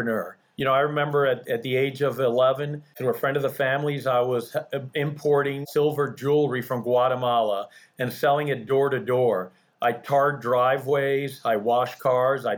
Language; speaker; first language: English; early bilingual, other home language; Spanish